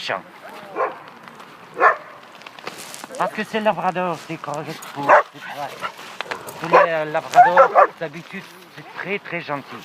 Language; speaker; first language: French; non-native, learner; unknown